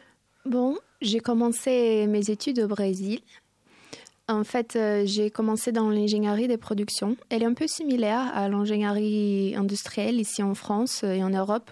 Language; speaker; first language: French; non-native, fluent; Portuguese